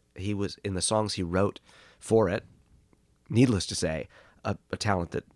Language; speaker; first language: English; native; English